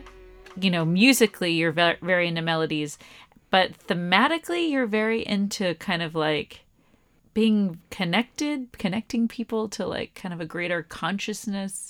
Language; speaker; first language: English; native; English